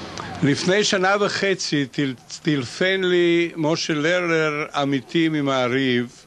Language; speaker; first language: Hebrew; non-native, fluent; Hungarian